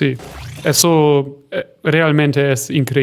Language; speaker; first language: Spanish; non-native, fluent; German